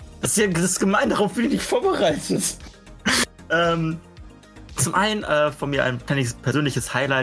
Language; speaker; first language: German; native; German